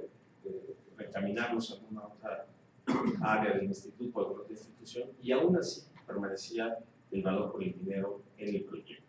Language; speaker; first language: Spanish; native; Spanish